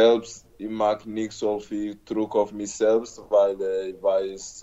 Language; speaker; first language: German; non-native, learner; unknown